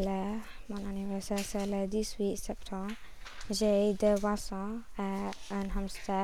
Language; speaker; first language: French; non-native, learner; English